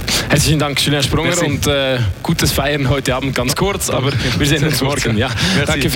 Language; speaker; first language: German; native; German